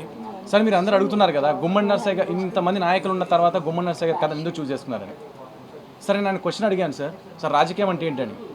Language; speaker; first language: Telugu; native; Telugu